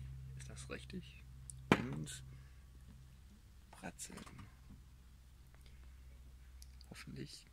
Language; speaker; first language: German; non-native, learner; English